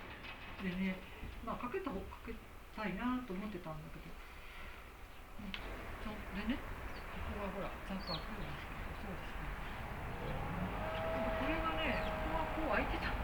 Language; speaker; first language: Japanese; native; Japanese